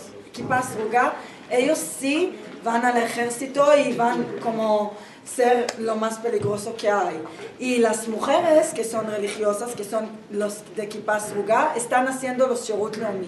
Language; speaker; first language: Spanish; non-native, fluent; Hebrew